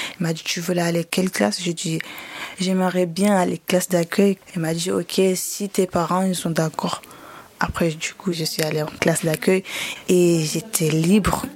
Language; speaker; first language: French; non-native, learner; Ngazidja Comorian